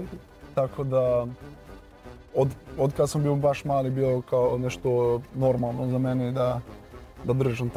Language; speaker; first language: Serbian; non-native, learner; Portuguese